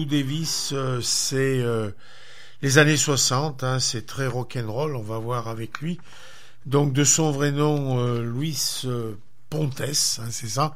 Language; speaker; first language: French; native; French